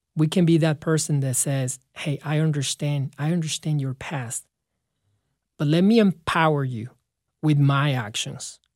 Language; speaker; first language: English; non-native, fluent; Spanish